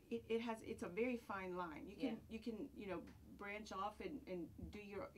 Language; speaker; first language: English; non-native, fluent; Greek